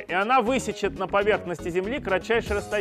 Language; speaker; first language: Russian; native; Russian